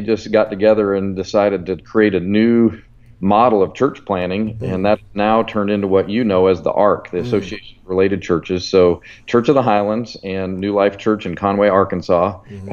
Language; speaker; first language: English; native; English